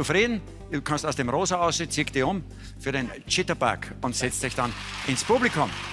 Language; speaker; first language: German; native; German